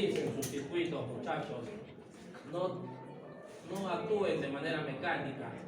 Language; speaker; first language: Spanish; native; Spanish